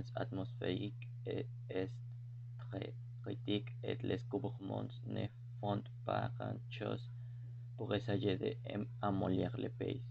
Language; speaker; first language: French; non-native, learner; Spanish